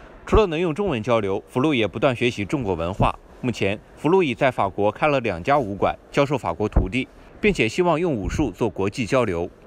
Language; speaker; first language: Chinese; native; Chinese